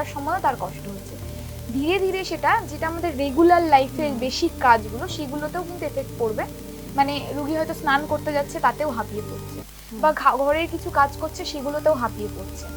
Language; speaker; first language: Bangla; native; Bangla